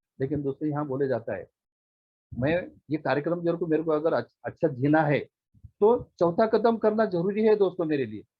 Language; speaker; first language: Hindi; non-native, local second language; Marathi